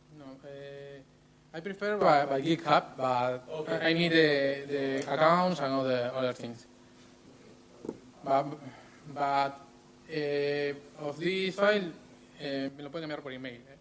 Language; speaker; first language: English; non-native, learner; Spanish